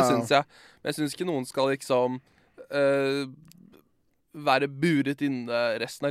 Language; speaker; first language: Norwegian; native; Norwegian